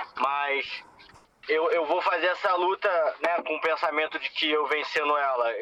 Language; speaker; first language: Portuguese; native; Portuguese